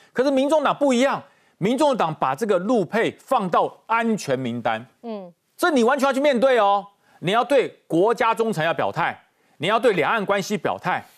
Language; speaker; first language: Chinese; native; Chinese